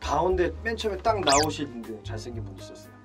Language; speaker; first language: Korean; native; Korean